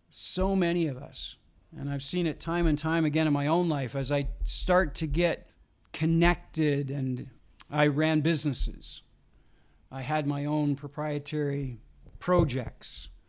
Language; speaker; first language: English; native; English